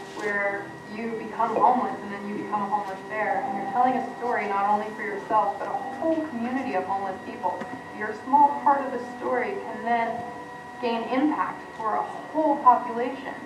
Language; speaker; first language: English; native; English